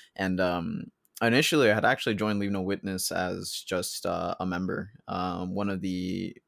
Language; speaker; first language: English; early bilingual, other home language; Spanish